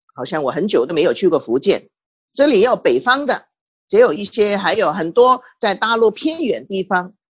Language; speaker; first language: Chinese; non-native, local second language; Cantonese